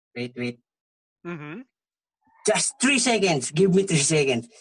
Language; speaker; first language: English; non-native, local second language; Filipino